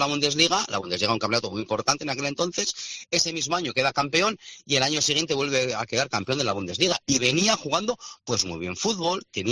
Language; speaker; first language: Spanish; native; Spanish